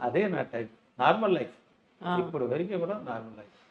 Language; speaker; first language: Telugu; non-native, learner; Tamil